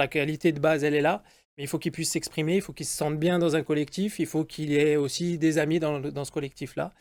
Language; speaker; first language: French; native; French